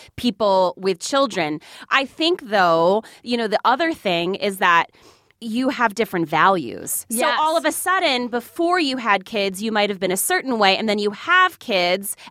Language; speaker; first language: English; native; English